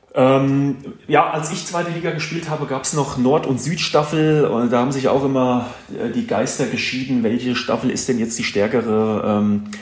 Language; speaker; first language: German; native; German